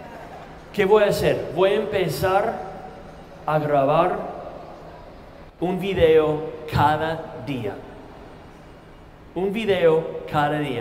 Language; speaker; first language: Spanish; non-native, fluent; English